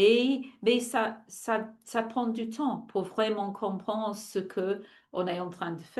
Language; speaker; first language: French; non-native, fluent; English